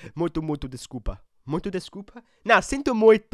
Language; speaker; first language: Portuguese; non-native, learner; English